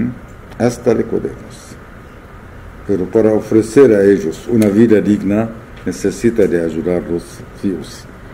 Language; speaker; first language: Spanish; non-native, fluent; Arabic